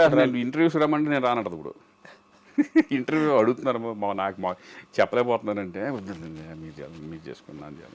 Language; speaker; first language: Telugu; native; Telugu